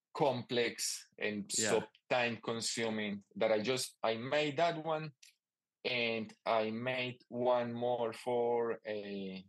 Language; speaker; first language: English; non-native, fluent; Spanish